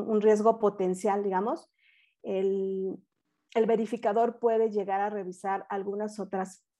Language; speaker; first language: Spanish; native; Spanish